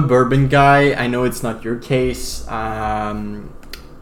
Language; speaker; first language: English; non-native, fluent; French